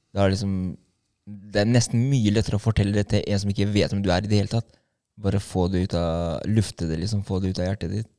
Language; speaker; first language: Norwegian; early bilingual, other home language; Albanian